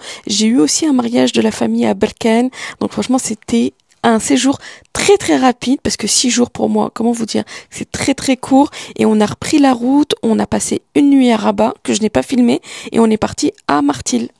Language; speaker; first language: French; early bilingual, other home language; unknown